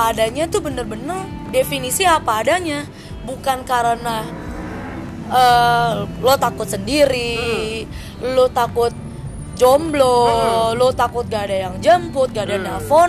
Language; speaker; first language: Indonesian; native; Indonesian